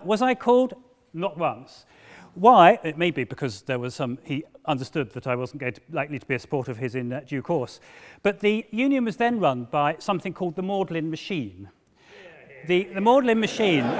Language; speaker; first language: English; native; English